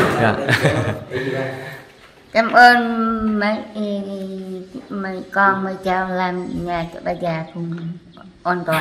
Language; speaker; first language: Vietnamese; native; Vietnamese